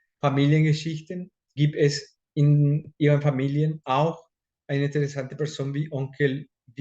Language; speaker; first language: German; non-native, fluent; Spanish